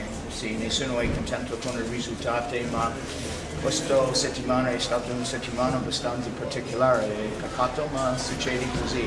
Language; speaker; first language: Italian; non-native, learner; English